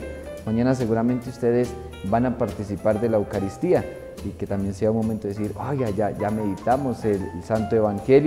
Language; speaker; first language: Spanish; native; Spanish